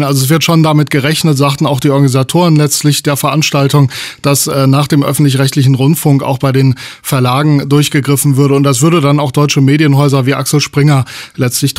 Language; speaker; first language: German; native; German